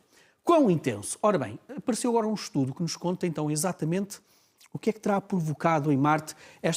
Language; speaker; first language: Portuguese; native; Portuguese